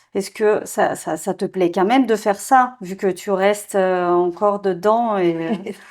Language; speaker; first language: French; non-native, fluent; Russian